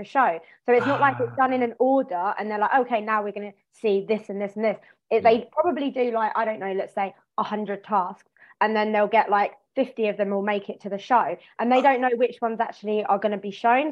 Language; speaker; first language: English; native; English